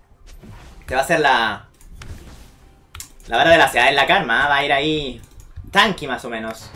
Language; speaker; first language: Spanish; native; Spanish